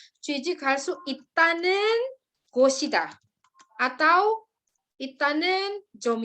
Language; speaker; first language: Korean; non-native, fluent; Indonesian